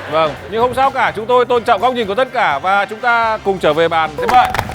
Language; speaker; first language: Vietnamese; native; Vietnamese